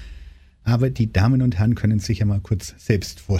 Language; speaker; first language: German; native; German